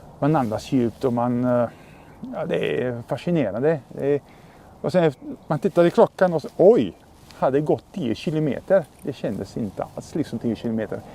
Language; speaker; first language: Swedish; non-native, fluent; Czech